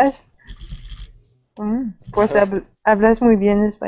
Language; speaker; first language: Spanish; non-native, learner; French